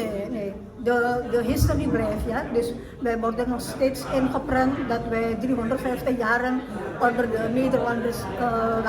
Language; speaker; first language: Dutch; early bilingual, heritage; Indonesian